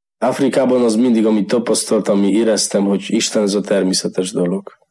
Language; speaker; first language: Hungarian; non-native, learner; Polish